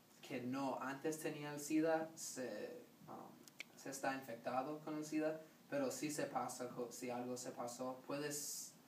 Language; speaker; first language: Spanish; non-native, learner; English